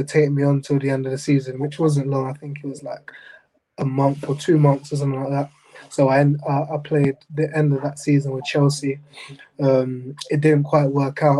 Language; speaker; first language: English; native; English